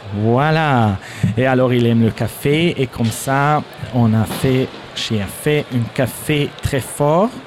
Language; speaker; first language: French; non-native, learner; German